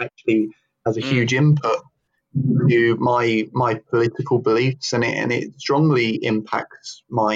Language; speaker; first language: English; native; English